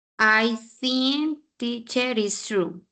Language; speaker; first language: English; non-native, learner; Spanish